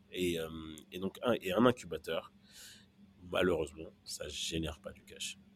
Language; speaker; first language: French; non-native, local second language; Kinyarwanda